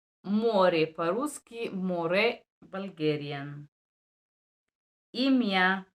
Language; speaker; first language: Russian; non-native, fluent; Bulgarian